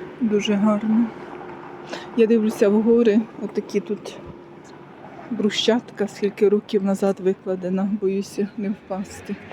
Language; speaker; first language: Ukrainian; native; Ukrainian